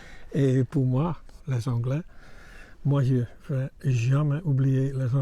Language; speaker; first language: French; non-native, learner; Dutch